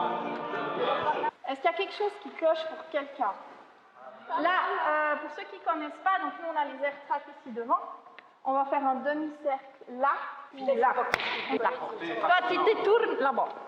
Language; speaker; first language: French; native; French